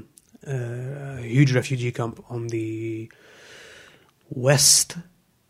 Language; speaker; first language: English; native; English